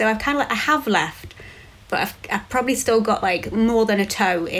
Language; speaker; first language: English; native; English